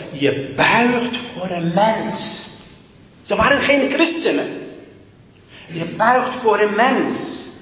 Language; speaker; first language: Dutch; non-native, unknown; Arabic